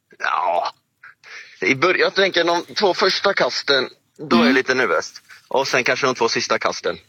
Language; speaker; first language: Swedish; native; Swedish